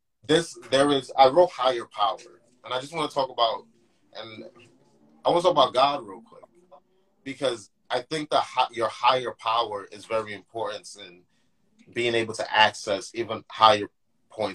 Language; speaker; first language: English; native; English